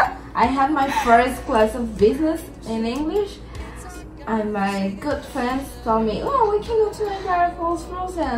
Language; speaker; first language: English; non-native, learner; Spanish